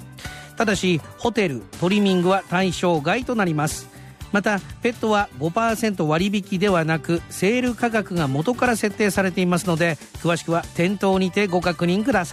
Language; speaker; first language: Japanese; native; Japanese